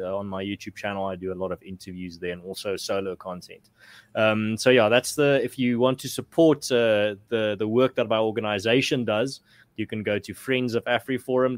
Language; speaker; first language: English; non-native, local second language; Afrikaans